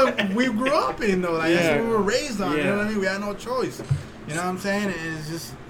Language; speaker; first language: English; early bilingual, other home language; Spanish